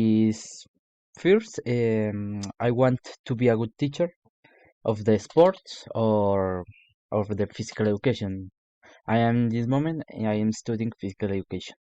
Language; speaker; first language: English; non-native, learner; Spanish